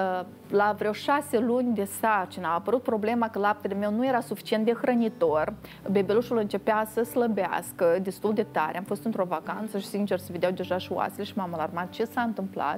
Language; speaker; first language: Romanian; native; Romanian